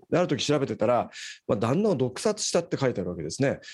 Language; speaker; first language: Japanese; native; Japanese